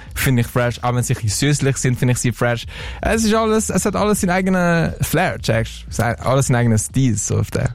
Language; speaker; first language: German; non-native, local second language; French